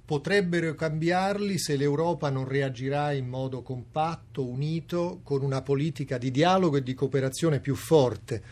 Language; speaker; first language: Italian; native; Italian